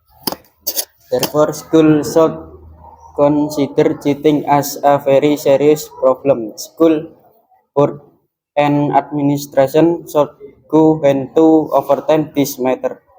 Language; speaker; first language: English; non-native, learner; Indonesian